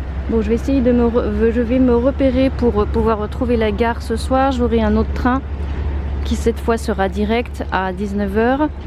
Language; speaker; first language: French; native; French